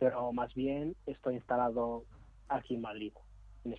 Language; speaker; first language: Spanish; non-native, fluent; Arabic